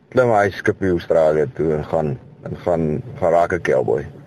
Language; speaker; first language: Afrikaans; native; Afrikaans